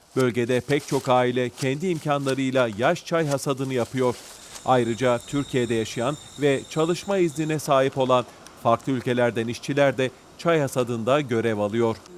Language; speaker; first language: Turkish; native; Turkish